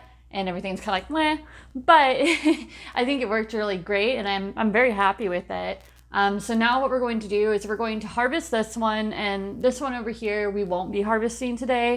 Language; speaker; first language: English; native; English